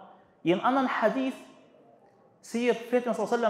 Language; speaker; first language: Swedish; non-native, fluent; Arabic